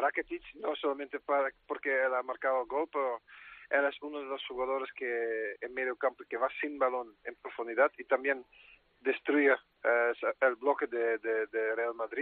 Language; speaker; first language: Spanish; non-native, fluent; Dutch